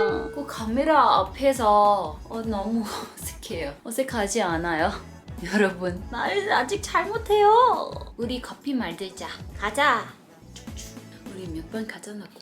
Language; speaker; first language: Korean; non-native, learner; Thai